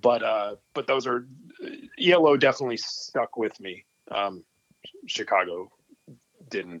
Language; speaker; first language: English; native; English